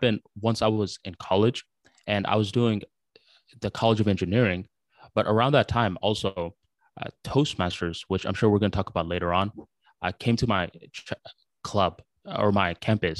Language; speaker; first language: English; early bilingual, other home language; Bangla